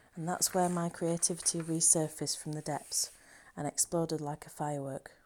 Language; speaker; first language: English; native; English